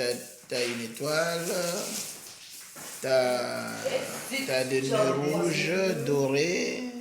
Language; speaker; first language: French; native; French